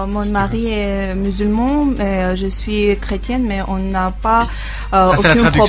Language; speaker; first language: French; non-native, learner; Armenian